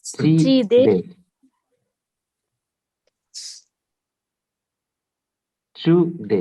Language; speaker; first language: Japanese; non-native, learner; Nepali